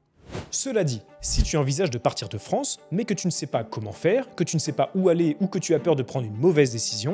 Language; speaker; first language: French; native; French